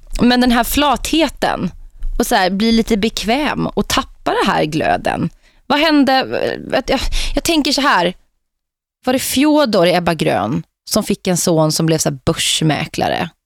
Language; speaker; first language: Swedish; native; Swedish